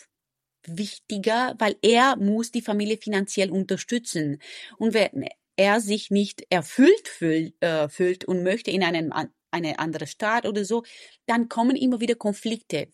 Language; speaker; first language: German; non-native, fluent; Romanian